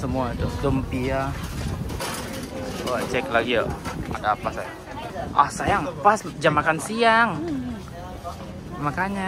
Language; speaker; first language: Indonesian; native; Indonesian